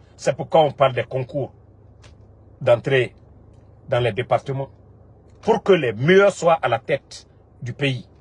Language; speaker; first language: French; non-native, local second language; Mandingo